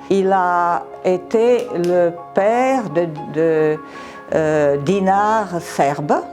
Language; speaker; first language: French; non-native, fluent; Serbian